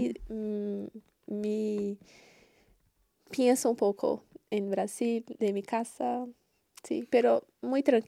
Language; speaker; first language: Spanish; non-native, learner; Portuguese